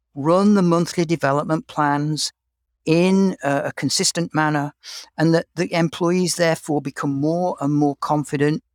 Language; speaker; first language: English; native; English